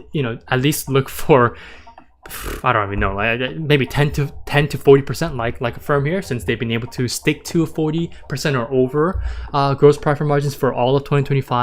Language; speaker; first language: English; native; English